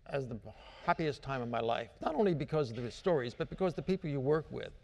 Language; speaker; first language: English; native; English